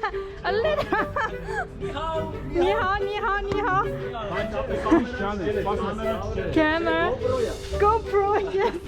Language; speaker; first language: English; non-native, fluent; Chinese